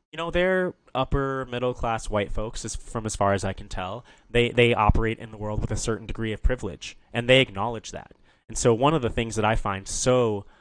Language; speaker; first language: English; native; English